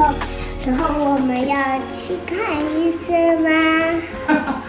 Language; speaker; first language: Chinese; early bilingual, heritage; Chinese